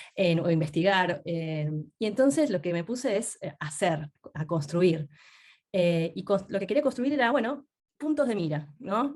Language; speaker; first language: Spanish; native; Spanish